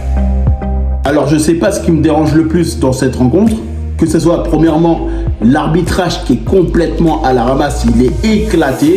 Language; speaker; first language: French; native; French